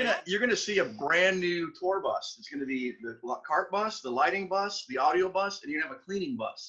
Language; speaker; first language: English; native; English